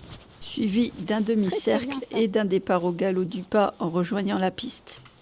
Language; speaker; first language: French; native; French